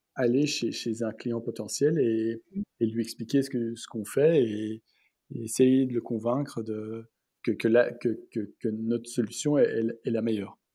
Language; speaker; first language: French; native; French